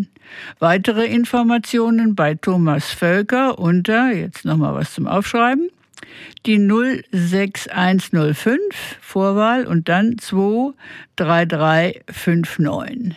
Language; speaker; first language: German; native; German